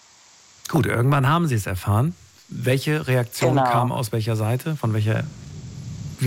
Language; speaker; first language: German; native; German